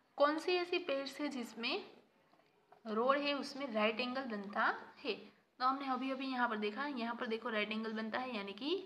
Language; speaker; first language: Hindi; non-native, local second language; Gujarati